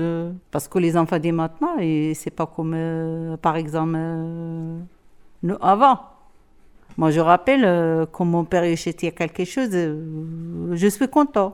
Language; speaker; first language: French; non-native, learner; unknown